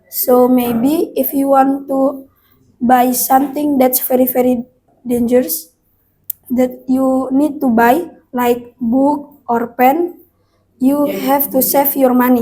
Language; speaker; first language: English; non-native, learner; Indonesian